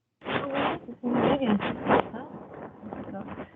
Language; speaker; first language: French; non-native, fluent; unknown